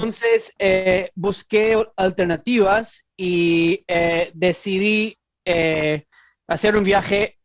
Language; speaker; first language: Spanish; non-native, fluent; English